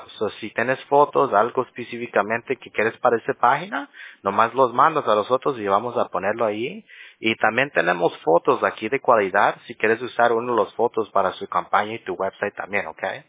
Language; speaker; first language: Spanish; early bilingual, heritage; English